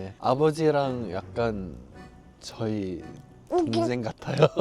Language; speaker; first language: Korean; early bilingual, heritage; English